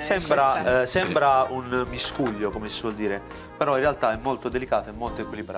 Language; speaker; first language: Italian; native; Italian